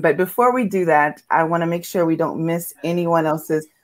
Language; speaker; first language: English; native; English